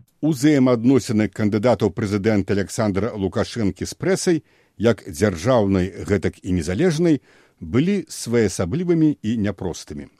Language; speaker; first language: Belarusian; native; Belarusian